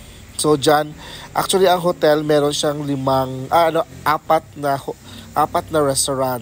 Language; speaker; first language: Filipino; non-native, local second language; Hiligaynon